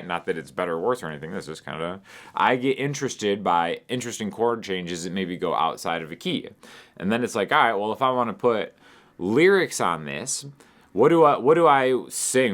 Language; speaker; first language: English; native; English